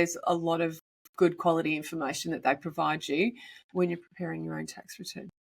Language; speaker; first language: English; native; English